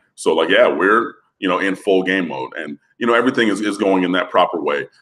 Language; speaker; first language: English; native; English